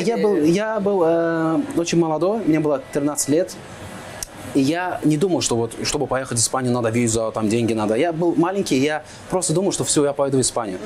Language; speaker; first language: Russian; non-native, fluent; Azerbaijani